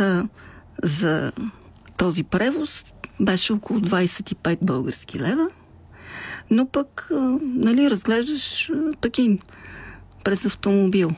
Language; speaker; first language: Bulgarian; native; Bulgarian